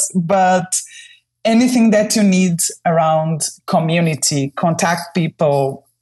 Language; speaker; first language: English; non-native, fluent; Portuguese